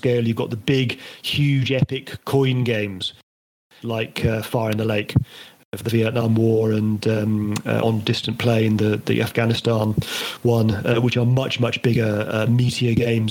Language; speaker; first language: English; native; English